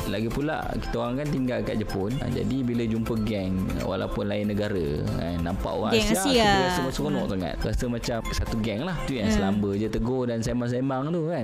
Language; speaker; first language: Malay; native; Malay